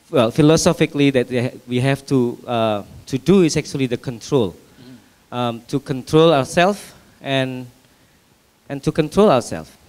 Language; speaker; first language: English; non-native, fluent; Indonesian